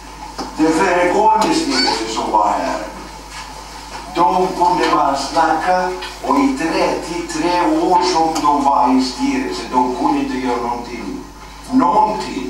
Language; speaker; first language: Swedish; non-native, fluent; Greek